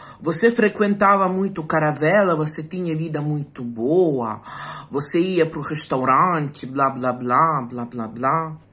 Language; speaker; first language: Portuguese; non-native, fluent; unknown